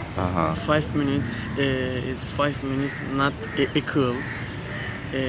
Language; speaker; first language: English; non-native, learner; Turkish